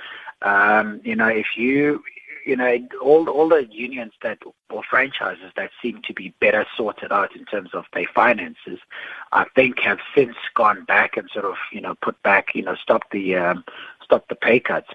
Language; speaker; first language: English; non-native, local second language; Xhosa